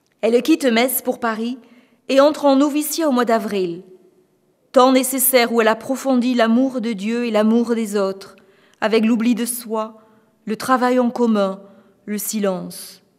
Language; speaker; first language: French; native; French